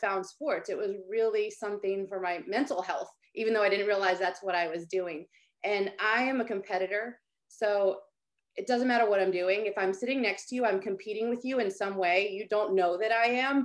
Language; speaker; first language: English; native; English